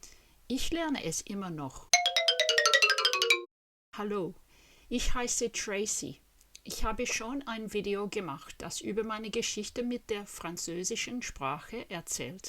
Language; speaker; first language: German; non-native, fluent; English